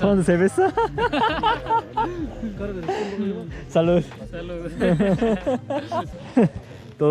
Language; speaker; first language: Spanish; non-native, learner; Korean